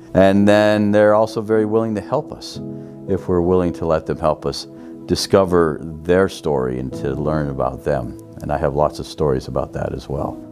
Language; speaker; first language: English; native; English